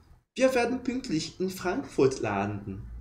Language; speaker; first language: German; non-native, fluent; Portuguese